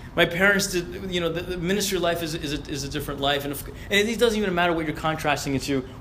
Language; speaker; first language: English; early bilingual, other home language; Arabic